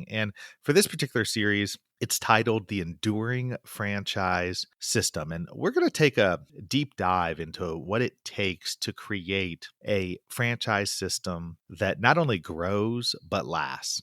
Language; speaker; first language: English; native; English